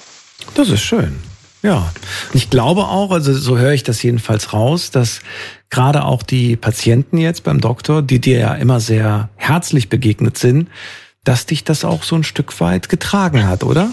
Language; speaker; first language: German; native; German